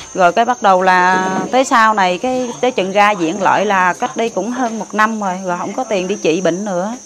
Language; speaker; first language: Vietnamese; non-native, local second language; Khmer